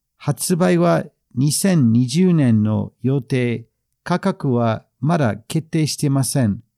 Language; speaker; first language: Japanese; non-native, fluent; English